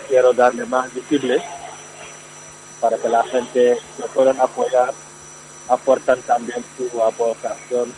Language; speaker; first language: Spanish; non-native, fluent; Wolof